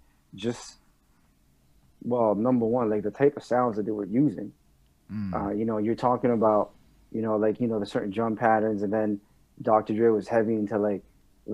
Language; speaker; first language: English; non-native, fluent; French